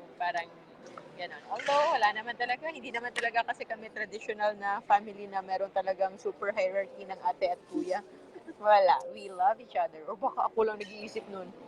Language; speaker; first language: Filipino; non-native, local second language; Hiligaynon